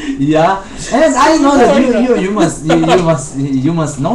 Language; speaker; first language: English; non-native, fluent; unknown